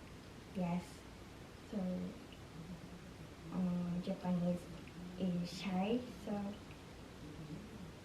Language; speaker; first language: English; non-native, learner; Japanese